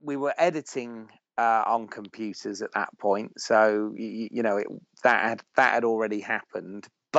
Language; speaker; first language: English; native; English